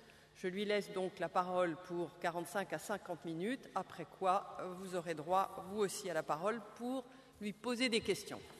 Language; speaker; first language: French; native; French